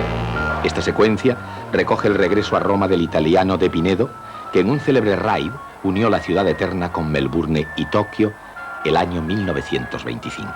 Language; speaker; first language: Spanish; native; Spanish